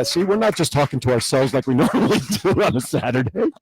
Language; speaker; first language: English; native; English